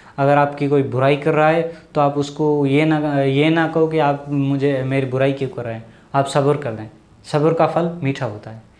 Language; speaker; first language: Urdu; non-native, local second language; Sindhi